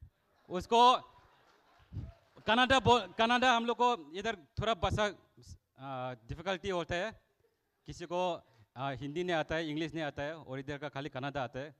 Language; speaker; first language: Hindi; non-native, local second language; Kok Borok